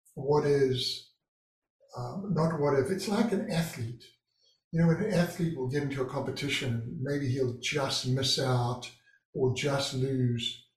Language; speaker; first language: English; native; English